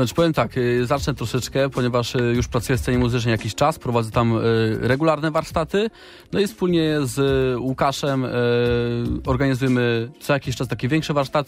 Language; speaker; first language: Polish; native; Polish